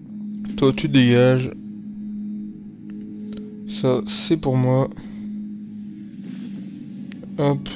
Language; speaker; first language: French; native; French